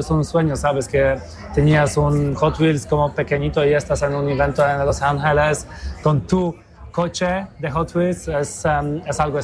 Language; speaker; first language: Spanish; non-native, fluent; Polish